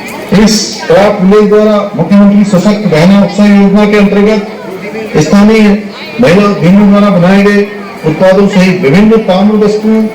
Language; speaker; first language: Hindi; native; Hindi